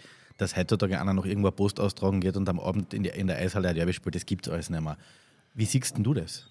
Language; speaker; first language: German; native; German